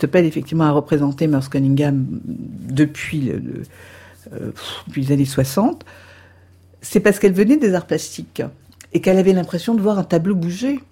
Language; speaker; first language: French; native; French